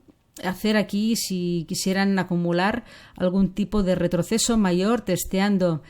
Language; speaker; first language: Spanish; native; Spanish